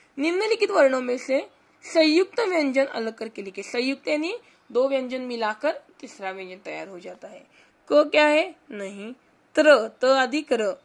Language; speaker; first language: Hindi; non-native, local second language; Marathi